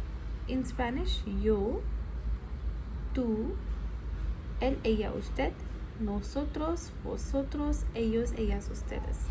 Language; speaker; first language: Spanish; non-native, fluent; Hindi